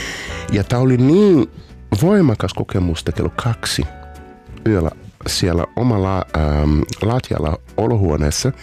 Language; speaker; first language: Finnish; non-native, fluent; Portuguese